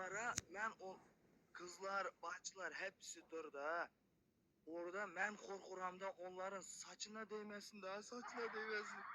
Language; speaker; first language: Turkish; non-native, learner; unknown